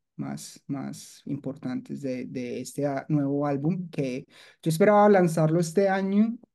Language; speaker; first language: Spanish; native; Spanish